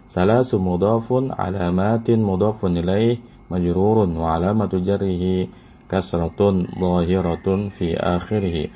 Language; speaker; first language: Arabic; non-native, fluent; Indonesian